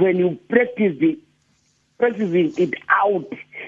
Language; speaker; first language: English; non-native, local second language; Xhosa